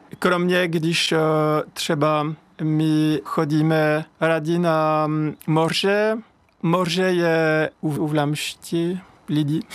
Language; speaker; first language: Czech; non-native, fluent; French